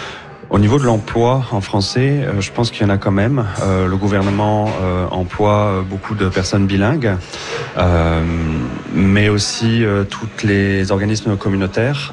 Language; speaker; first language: French; native; French